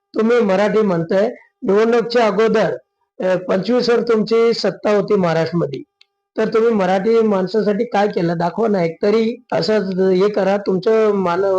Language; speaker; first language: Marathi; non-native, local second language; Urdu